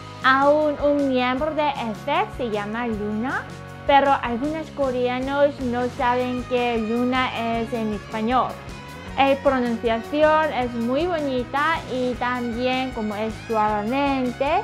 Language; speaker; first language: Spanish; non-native, learner; Korean